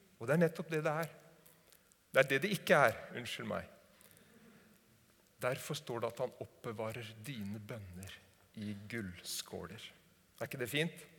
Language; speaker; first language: Norwegian; native; Norwegian